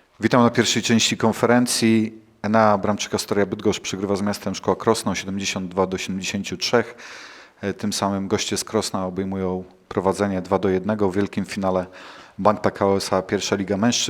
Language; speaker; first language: Polish; native; Polish